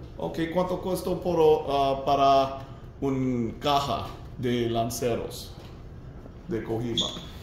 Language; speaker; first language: Spanish; non-native, learner; English